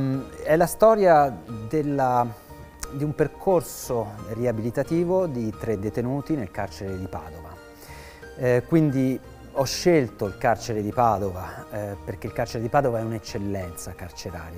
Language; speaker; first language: Italian; native; Italian